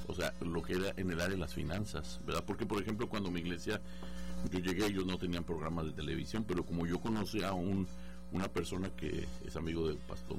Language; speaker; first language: Spanish; native; Spanish